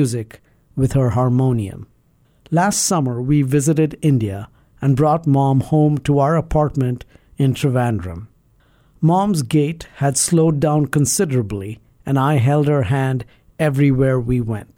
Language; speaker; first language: English; non-native, local second language; Malayalam